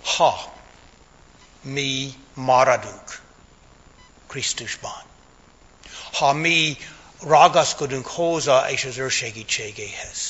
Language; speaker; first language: Hungarian; non-native, fluent; English